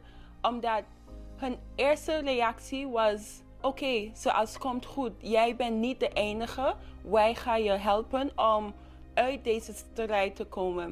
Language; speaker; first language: Dutch; non-native, local second language; English